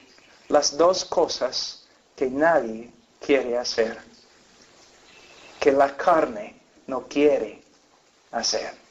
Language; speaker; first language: Spanish; non-native, fluent; English